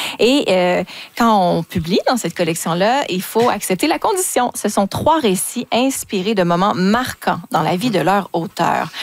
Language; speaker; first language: French; native; French